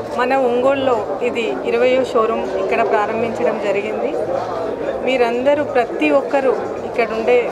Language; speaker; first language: Telugu; native; Telugu